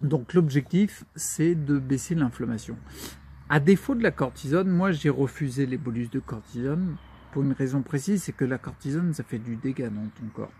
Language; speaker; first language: French; native; French